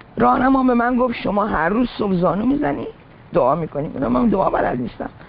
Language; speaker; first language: Persian; early bilingual, heritage; Persian